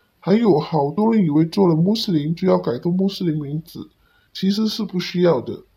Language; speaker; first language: Chinese; non-native, local second language; Cantonese